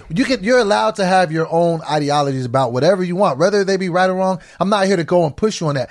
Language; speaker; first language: English; native; English